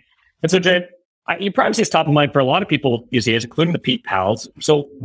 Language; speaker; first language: English; native; English